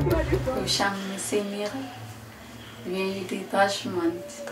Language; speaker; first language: Portuguese; non-native, local second language; Kabuverdianu